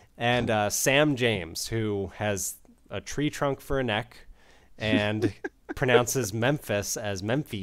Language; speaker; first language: English; native; English